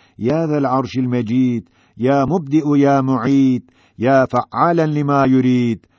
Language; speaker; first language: Arabic; non-native, fluent; Turkish